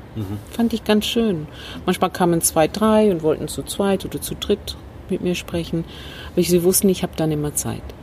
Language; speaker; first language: German; non-native, fluent; English